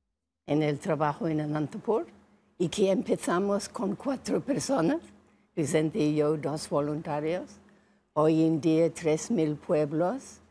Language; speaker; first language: Spanish; non-native, fluent; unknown